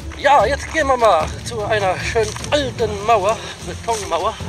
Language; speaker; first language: German; native; German